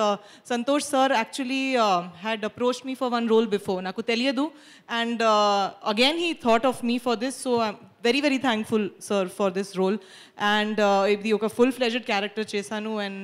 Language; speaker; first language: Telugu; non-native, learner; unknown